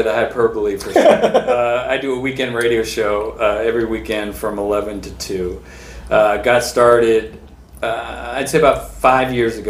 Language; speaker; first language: English; native; English